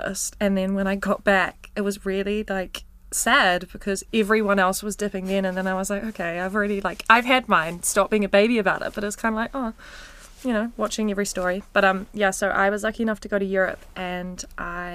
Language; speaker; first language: English; native; English